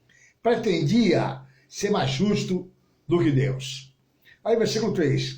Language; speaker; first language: Portuguese; native; Portuguese